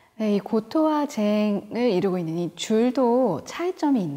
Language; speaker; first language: Korean; native; Korean